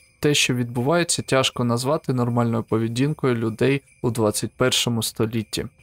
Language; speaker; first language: Ukrainian; non-native, local second language; Russian